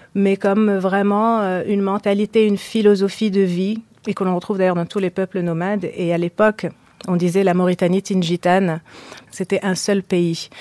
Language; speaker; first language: French; non-native, local second language; Arabic